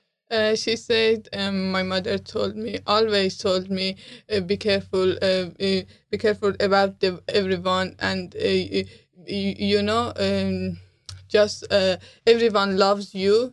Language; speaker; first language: English; non-native, learner; Persian